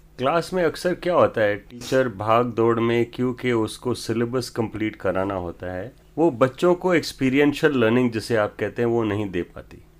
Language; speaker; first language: Hindi; native; Hindi